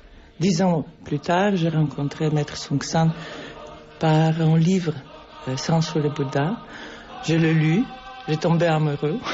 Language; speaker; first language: French; non-native, fluent; Polish